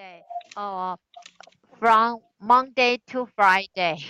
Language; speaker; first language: English; non-native, learner; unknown